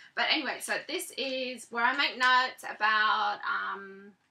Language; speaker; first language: English; native; English